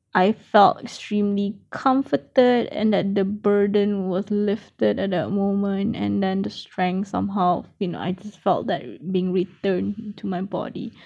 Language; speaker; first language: English; non-native, local second language; Malay